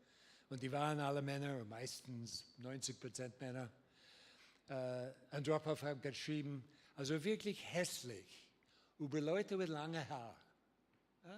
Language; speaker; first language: German; non-native, learner; English